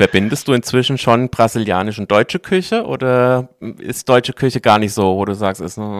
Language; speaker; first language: German; native; German